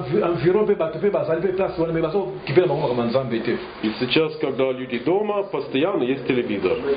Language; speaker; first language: Russian; non-native, fluent; English